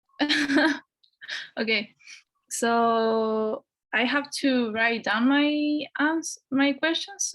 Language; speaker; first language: English; non-native, fluent; Spanish